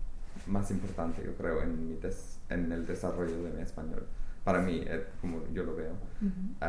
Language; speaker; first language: Spanish; non-native, fluent; English